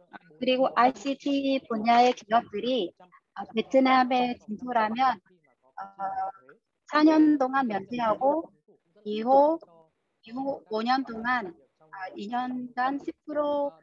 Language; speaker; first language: Korean; non-native, fluent; Vietnamese